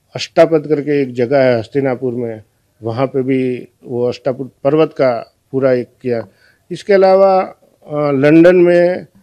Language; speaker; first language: Hindi; non-native, local second language; Gujarati